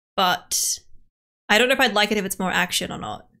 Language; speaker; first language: English; native; English